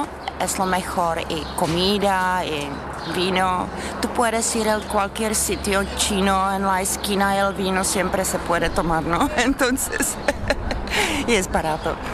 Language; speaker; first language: Spanish; non-native, fluent; Czech